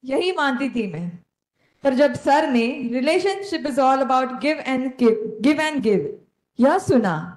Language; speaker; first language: Hindi; non-native, local second language; Konkani